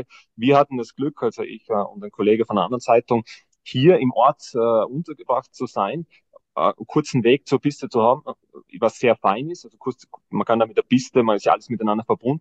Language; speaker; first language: German; native; German